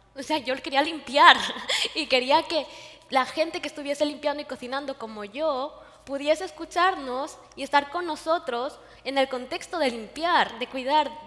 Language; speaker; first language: Spanish; native; Spanish